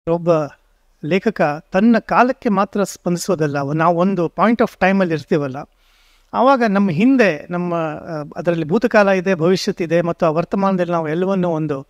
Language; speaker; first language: Kannada; non-native, local second language; Konkani